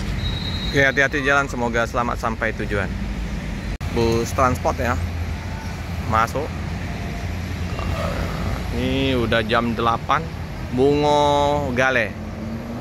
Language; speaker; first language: Indonesian; native; Indonesian